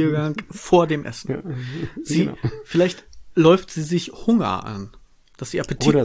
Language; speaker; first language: German; native; German